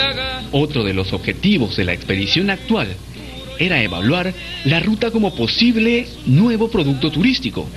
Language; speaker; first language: Spanish; native; Spanish